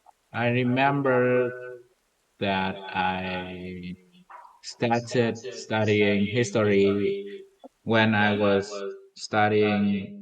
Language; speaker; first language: English; non-native, learner; Vietnamese